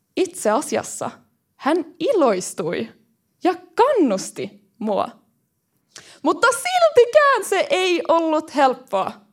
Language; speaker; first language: Finnish; early bilingual, heritage; Swedish